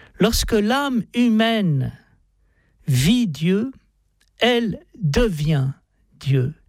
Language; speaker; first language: French; native; French